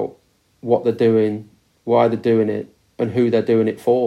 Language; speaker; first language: English; native; English